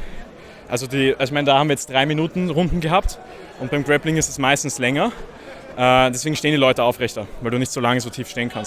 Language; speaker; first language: German; native; German